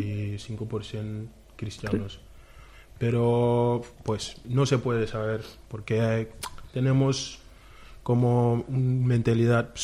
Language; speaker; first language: Spanish; non-native, fluent; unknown